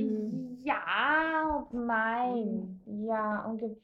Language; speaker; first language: German; non-native, fluent; Greek